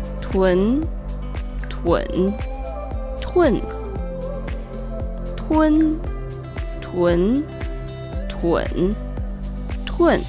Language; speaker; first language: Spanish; non-native, fluent; Chinese